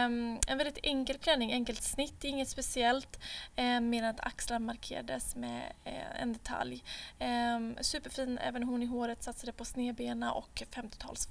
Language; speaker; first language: Swedish; native; Swedish